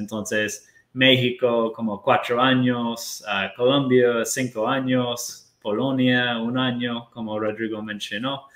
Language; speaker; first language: Spanish; non-native, fluent; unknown